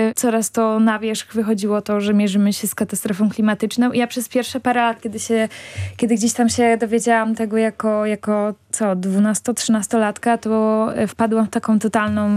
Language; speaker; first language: Polish; native; Polish